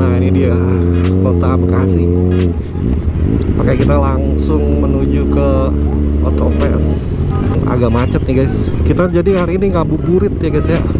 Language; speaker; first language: Indonesian; native; Indonesian